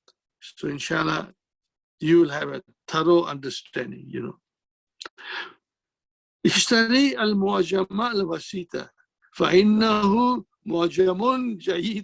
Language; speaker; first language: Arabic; non-native, fluent; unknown